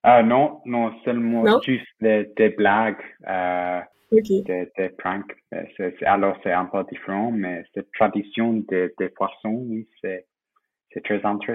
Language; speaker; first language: French; non-native, fluent; English